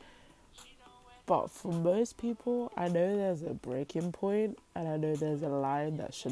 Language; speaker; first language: English; native; English